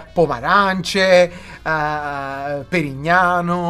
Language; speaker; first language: English; non-native, fluent; Italian